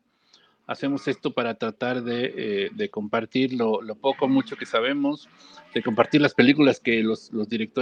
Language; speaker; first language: Spanish; native; Spanish